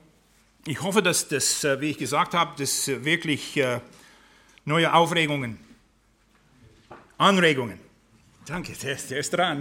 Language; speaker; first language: German; non-native, fluent; English